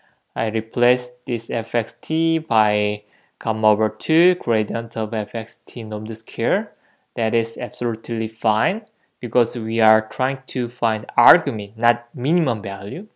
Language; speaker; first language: English; non-native, fluent; Korean